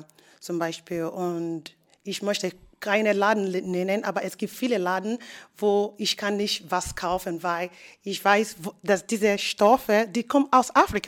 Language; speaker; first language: German; non-native, fluent; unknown